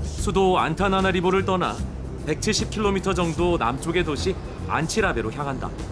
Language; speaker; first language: Korean; native; Korean